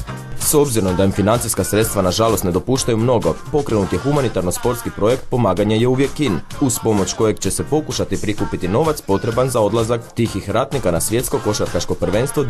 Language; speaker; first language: Croatian; native; Croatian